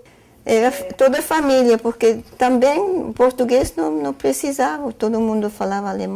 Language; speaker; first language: Portuguese; non-native, fluent; German